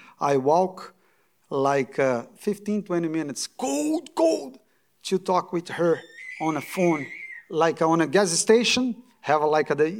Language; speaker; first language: English; non-native, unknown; Portuguese